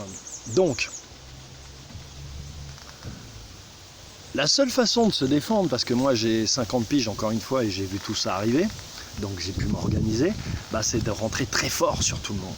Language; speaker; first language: French; native; French